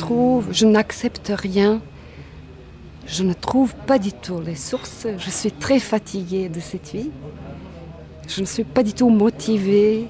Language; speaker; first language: French; non-native, fluent; Bosnian